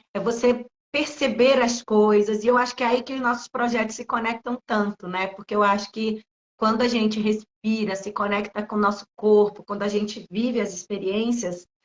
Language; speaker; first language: Portuguese; native; Portuguese